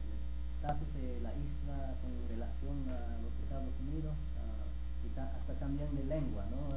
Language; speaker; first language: Spanish; non-native, fluent; English